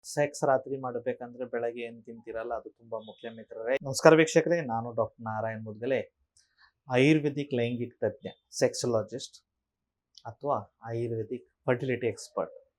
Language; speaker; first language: Kannada; native; Kannada